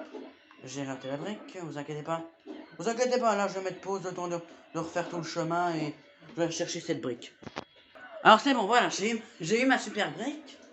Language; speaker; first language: French; native; French